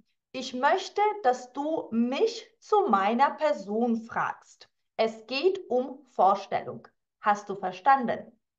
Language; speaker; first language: German; non-native, fluent; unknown